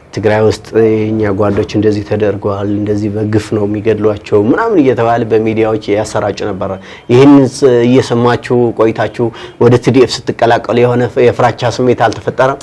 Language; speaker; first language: Amharic; non-native, local second language; Tigrinya